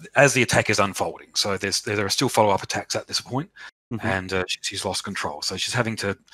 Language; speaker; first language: English; native; English